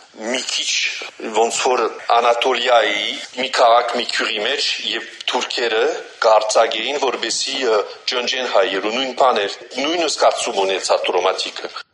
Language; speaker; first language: Armenian; early bilingual, heritage; Armenian